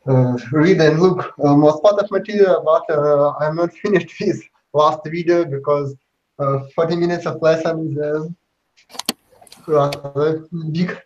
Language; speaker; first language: English; non-native, learner; Russian